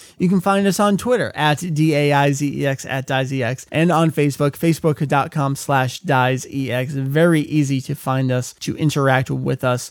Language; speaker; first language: English; native; English